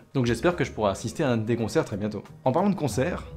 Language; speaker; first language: French; native; French